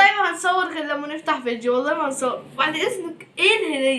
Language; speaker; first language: Arabic; native; Arabic